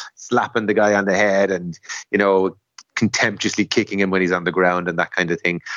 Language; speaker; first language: English; native; English